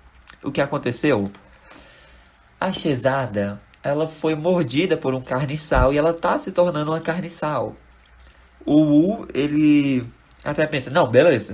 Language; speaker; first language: Portuguese; native; Portuguese